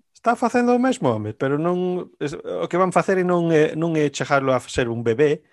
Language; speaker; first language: Galician; native; Galician